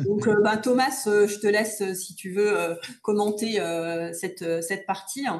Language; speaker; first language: French; native; French